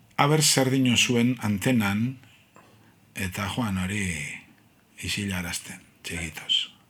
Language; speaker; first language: Basque; native; Basque